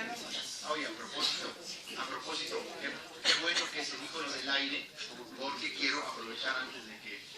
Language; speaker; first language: Spanish; native; Spanish